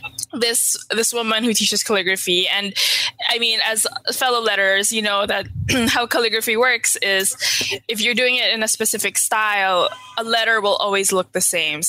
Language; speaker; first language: English; non-native, local second language; Filipino